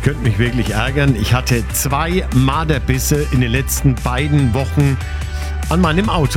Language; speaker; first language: German; native; German